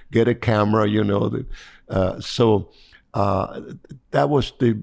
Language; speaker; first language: English; non-native, fluent; Spanish